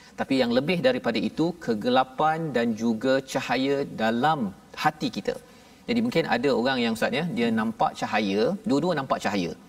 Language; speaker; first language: Malay; native; Malay